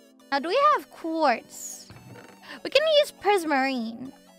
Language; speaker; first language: English; non-native, fluent; Indonesian